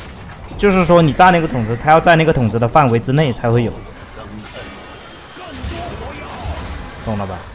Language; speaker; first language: Chinese; native; Chinese